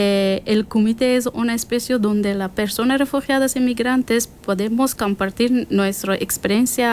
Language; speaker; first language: Spanish; non-native, learner; Persian